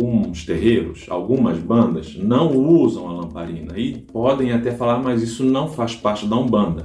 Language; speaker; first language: Portuguese; native; Portuguese